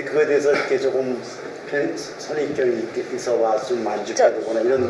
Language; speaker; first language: Korean; native; Korean